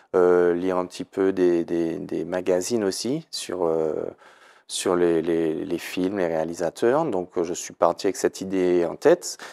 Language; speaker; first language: French; native; French